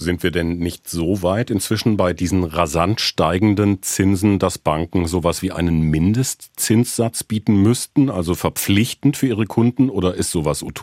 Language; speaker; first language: German; native; German